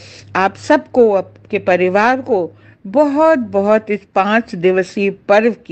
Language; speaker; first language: Hindi; native; Hindi